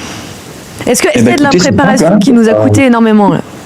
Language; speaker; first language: French; native; French